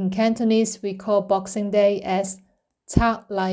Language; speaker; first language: English; non-native, local second language; Cantonese